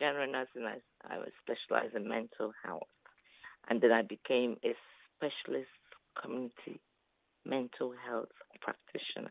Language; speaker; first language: English; non-native, local second language; Igbo